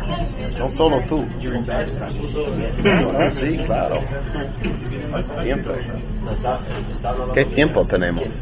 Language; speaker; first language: Spanish; non-native, learner; English